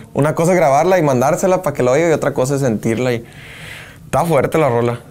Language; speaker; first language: Spanish; early bilingual, heritage; Spanish